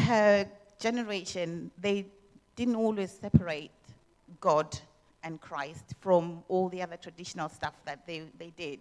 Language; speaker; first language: English; non-native, local second language; Shona